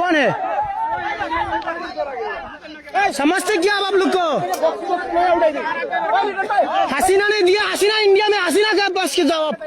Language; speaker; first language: Hindi; non-native, learner; Bangla